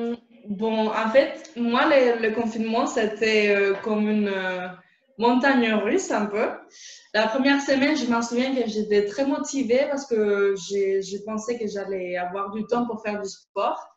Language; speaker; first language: French; non-native, fluent; Spanish